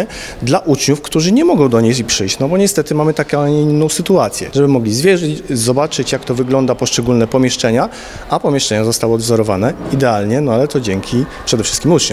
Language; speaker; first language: Polish; native; Polish